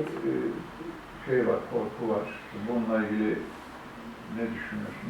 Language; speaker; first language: Turkish; native; Turkish